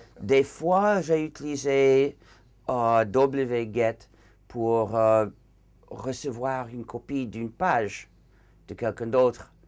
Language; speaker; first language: French; non-native, fluent; English